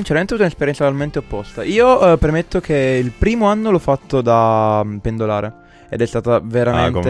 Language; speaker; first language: Italian; native; Italian